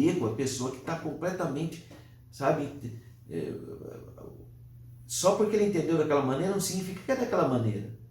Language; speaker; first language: Portuguese; native; Portuguese